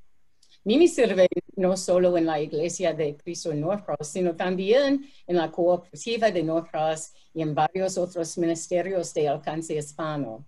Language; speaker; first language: Spanish; non-native, fluent; English